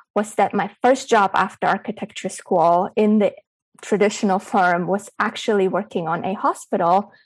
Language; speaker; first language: English; early bilingual, other home language; Bulgarian